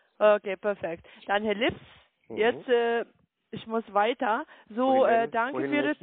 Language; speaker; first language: German; non-native, learner; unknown